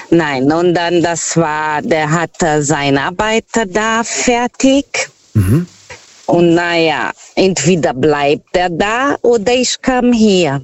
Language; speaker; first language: German; non-native, fluent; Portuguese